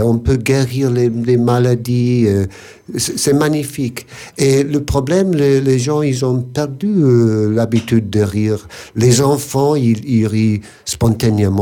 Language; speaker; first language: French; non-native, fluent; English